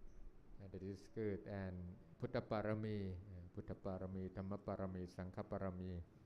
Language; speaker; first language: English; non-native, learner; Thai